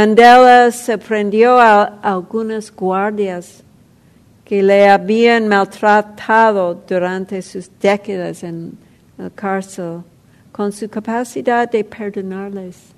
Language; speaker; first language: Spanish; non-native, fluent; English